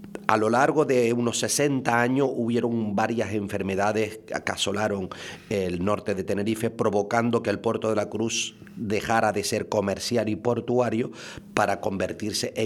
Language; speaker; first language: Spanish; native; Spanish